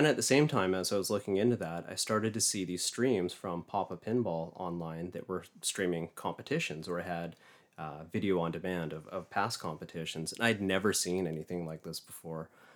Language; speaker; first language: English; native; English